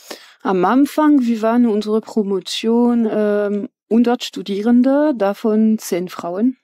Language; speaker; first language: German; non-native, fluent; French